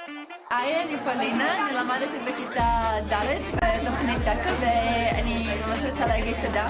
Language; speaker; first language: Hebrew; non-native, learner; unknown